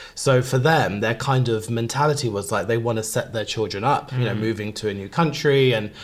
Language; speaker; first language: English; early bilingual, other home language; Urdu